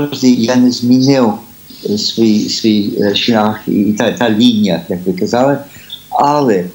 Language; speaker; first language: Ukrainian; early bilingual, heritage; Ukrainian